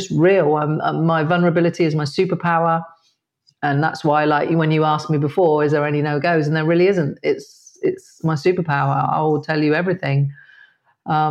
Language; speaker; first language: English; native; English